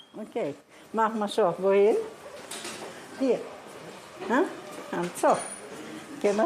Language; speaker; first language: German; non-native, learner; Greek